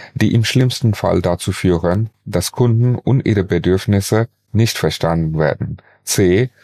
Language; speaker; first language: German; non-native, fluent; Bangla